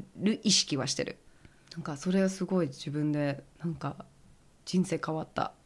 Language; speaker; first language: Japanese; early bilingual, heritage; Japanese